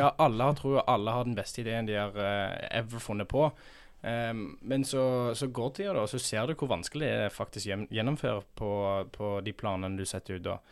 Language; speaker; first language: Norwegian; early bilingual, heritage; English